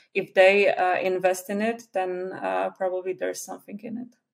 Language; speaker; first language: English; non-native, fluent; Polish